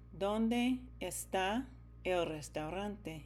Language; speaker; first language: Spanish; non-native, learner; English